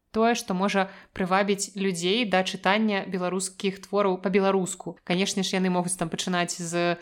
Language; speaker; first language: Belarusian; native; Belarusian